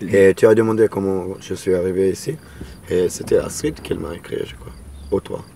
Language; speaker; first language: French; non-native, learner; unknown